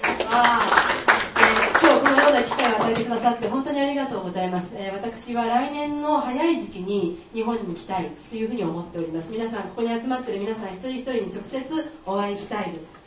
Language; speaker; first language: Japanese; native; Japanese